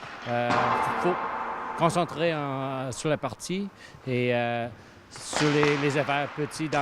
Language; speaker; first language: French; non-native, fluent; English